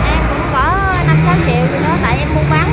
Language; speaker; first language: Vietnamese; native; Vietnamese